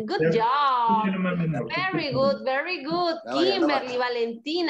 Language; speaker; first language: English; non-native, learner; Spanish